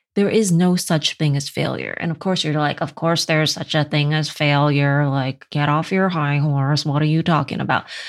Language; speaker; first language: English; native; English